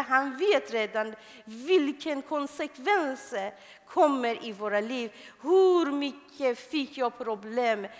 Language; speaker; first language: Swedish; non-native, fluent; Persian